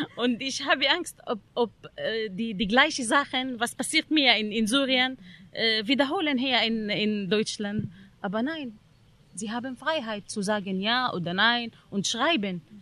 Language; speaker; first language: German; non-native, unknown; Arabic